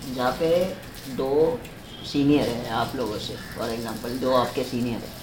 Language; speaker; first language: Hindi; non-native, local second language; Marathi